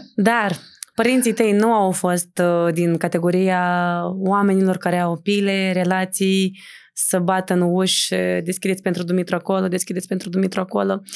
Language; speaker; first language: Romanian; native; Romanian